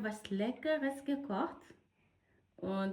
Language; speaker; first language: German; non-native, learner; French